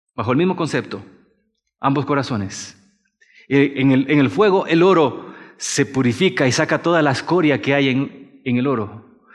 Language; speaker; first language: Spanish; native; Spanish